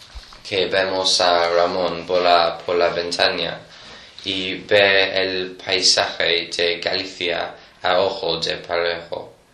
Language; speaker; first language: Spanish; non-native, learner; English